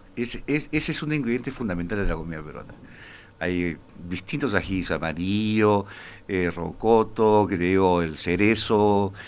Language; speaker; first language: Spanish; native; Spanish